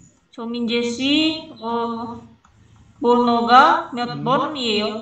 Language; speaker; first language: Korean; non-native, learner; Indonesian